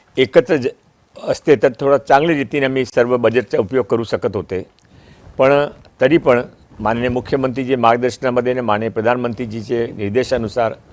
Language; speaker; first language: Marathi; non-native, local second language; Maranao